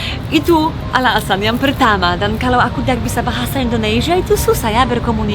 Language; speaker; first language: Indonesian; non-native, fluent; Polish